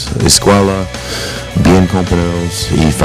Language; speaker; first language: Spanish; non-native, learner; English